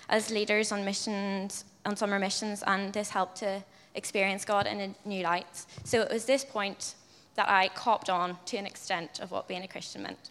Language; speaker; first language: English; native; English